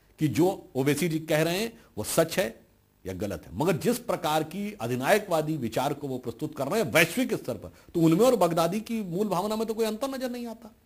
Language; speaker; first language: Hindi; native; Hindi